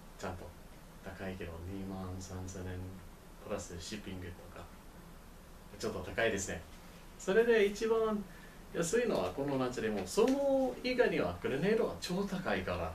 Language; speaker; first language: Japanese; non-native, learner; English